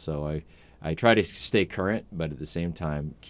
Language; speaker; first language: English; native; English